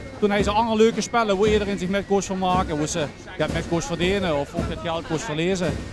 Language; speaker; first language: Dutch; native; Dutch